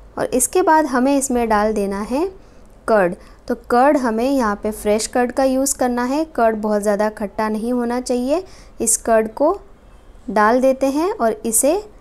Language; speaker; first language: Hindi; non-native, local second language; Marathi